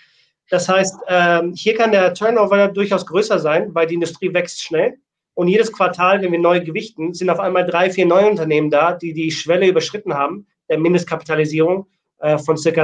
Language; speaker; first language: German; native; German